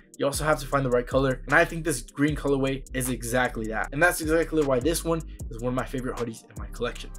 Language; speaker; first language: English; native; English